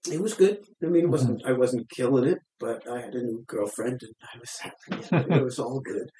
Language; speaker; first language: English; native; English